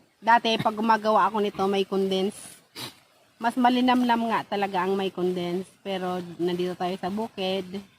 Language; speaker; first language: Filipino; non-native, local second language; Bikol